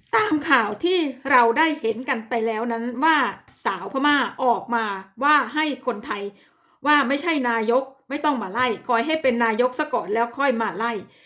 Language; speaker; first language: Thai; native; Thai